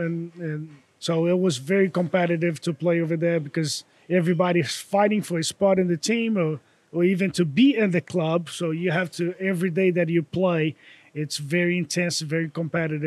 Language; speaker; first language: English; non-native, fluent; Portuguese